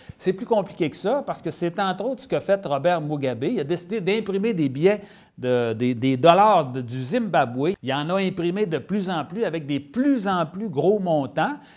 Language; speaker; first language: French; native; French